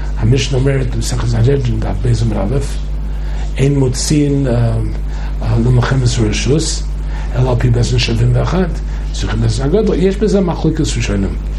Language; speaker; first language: Hebrew; non-native, fluent; English